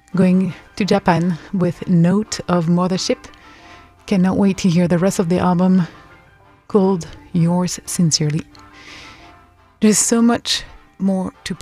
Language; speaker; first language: English; non-native, fluent; French